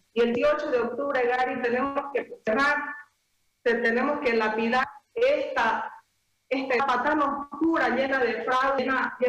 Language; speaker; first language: Spanish; native; Spanish